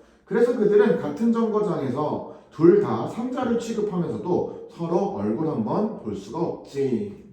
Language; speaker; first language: Korean; native; Korean